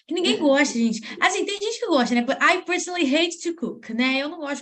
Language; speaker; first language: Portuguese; native; Portuguese